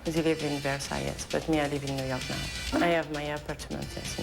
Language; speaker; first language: English; non-native, learner; French